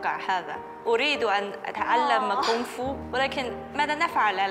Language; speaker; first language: Arabic; non-native, learner; Chinese